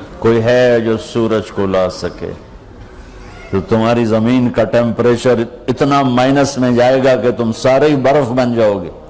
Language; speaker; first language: Urdu; non-native, local second language; Punjabi